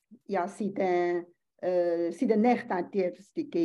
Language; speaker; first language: Finnish; non-native, learner; Chinese